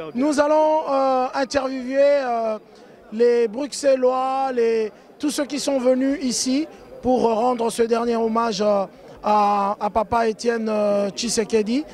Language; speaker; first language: French; non-native, local second language; Lingala